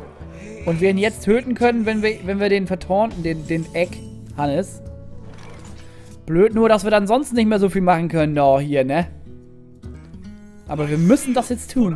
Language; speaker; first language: German; native; German